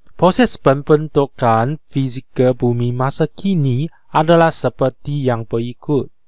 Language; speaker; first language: Malay; non-native, local second language; Chinese